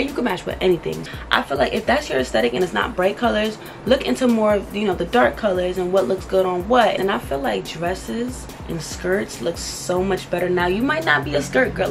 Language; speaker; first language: English; native; English